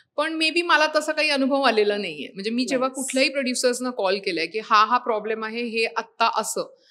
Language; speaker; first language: Marathi; native; Marathi